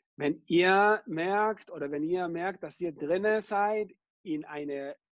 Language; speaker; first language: German; non-native, fluent; Spanish